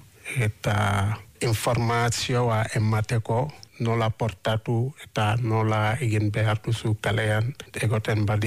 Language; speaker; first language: Basque; non-native, learner; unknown